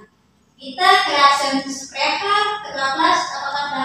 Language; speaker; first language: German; non-native, learner; Indonesian